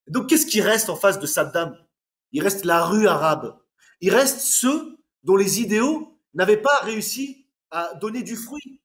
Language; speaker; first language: French; native; French